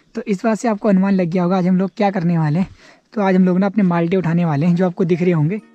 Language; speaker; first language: Hindi; native; Hindi